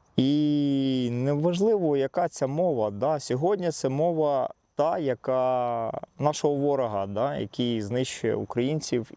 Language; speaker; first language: Ukrainian; non-native, local second language; Russian